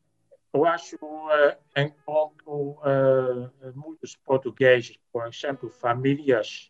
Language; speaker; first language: Portuguese; non-native, fluent; Dutch